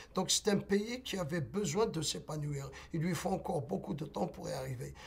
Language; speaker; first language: French; non-native, local second language; Kabyle